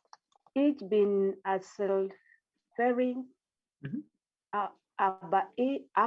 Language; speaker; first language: German; non-native, learner; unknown